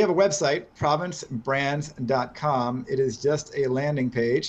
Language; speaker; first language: English; native; English